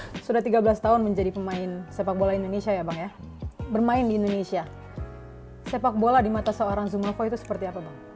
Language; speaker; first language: Indonesian; native; Indonesian